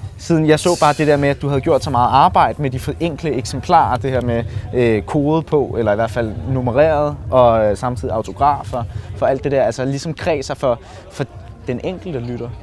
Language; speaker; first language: Danish; native; Danish